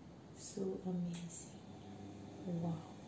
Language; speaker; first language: English; non-native, local second language; Filipino